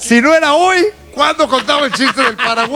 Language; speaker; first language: Spanish; native; Spanish